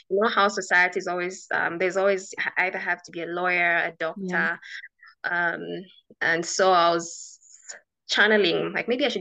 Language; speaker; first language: English; non-native, local second language; Bemba